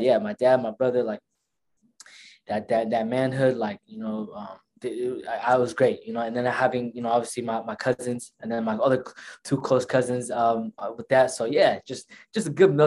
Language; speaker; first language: English; early bilingual, other home language; Somali